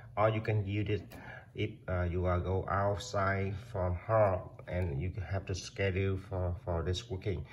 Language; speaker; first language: English; non-native, learner; Vietnamese